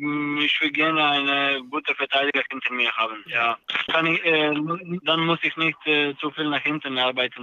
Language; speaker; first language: German; non-native, learner; Serbian